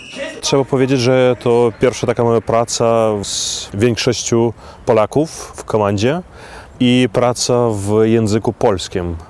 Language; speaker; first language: Polish; non-native, fluent; Belarusian